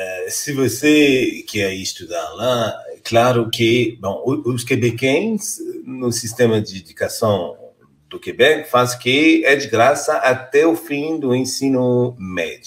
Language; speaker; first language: Portuguese; non-native, fluent; French